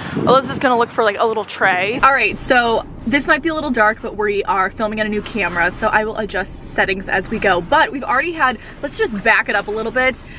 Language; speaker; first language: English; native; English